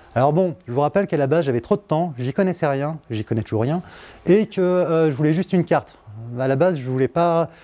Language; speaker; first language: French; native; French